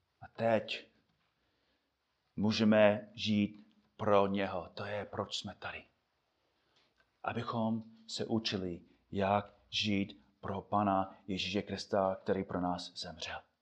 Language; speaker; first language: Czech; non-native, fluent; English